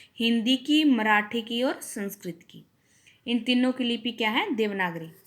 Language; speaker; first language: Hindi; native; Hindi